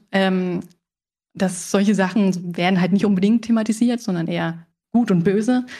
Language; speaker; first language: German; early bilingual, other home language; Spanish